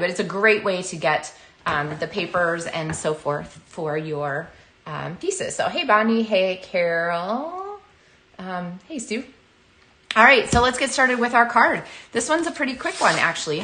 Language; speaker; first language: English; native; English